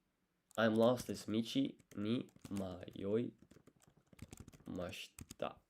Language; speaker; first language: Japanese; non-native, learner; English